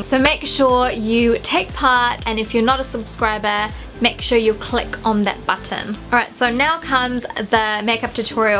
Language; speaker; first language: English; early bilingual, other home language; Sinhala